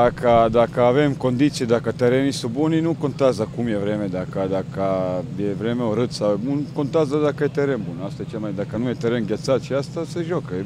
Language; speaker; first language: Romanian; non-native, learner; Croatian